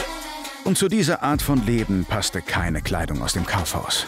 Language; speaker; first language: German; native; German